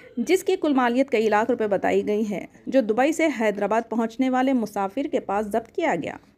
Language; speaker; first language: Urdu; native; Urdu